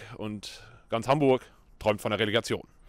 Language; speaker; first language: German; native; German